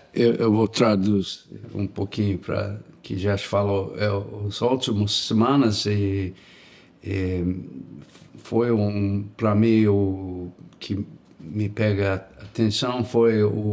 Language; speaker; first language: Portuguese; non-native, learner; English